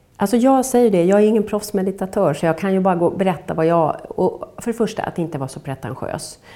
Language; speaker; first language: Swedish; native; Swedish